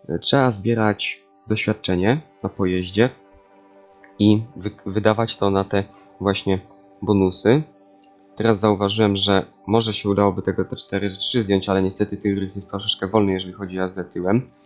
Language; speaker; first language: Polish; native; Polish